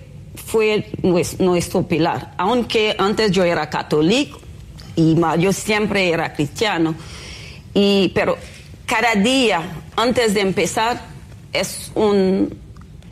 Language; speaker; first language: Spanish; non-native, fluent; Haitian Creole